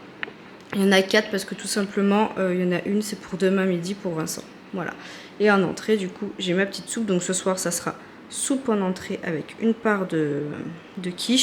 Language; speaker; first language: French; native; French